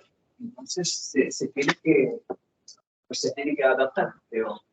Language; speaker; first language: Spanish; non-native, fluent; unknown